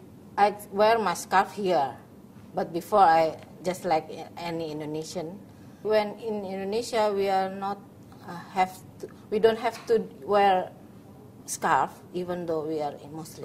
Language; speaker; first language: English; non-native, learner; Indonesian